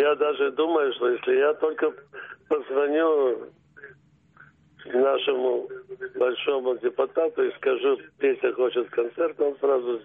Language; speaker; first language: Russian; early bilingual, heritage; Russian